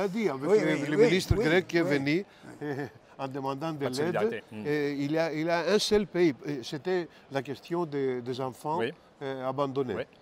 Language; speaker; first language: French; non-native, fluent; Greek